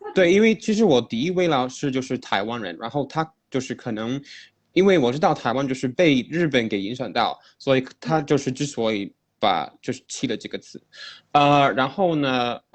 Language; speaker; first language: Chinese; non-native, fluent; English